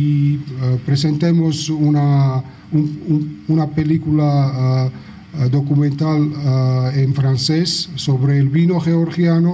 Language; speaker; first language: Spanish; non-native, fluent; Georgian